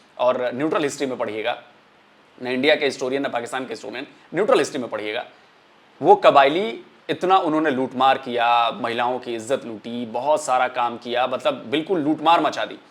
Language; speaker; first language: Hindi; native; Hindi